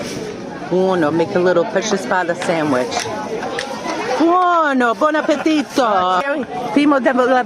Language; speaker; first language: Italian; non-native, learner; English